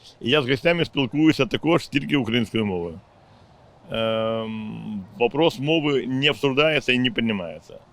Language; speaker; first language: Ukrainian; non-native, local second language; Russian